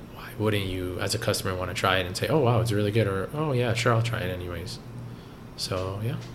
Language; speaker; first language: English; native; English